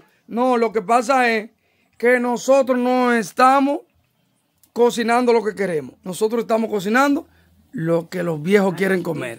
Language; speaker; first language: Spanish; native; Spanish